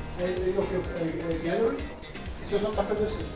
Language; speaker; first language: Turkish; early bilingual, heritage; Turkish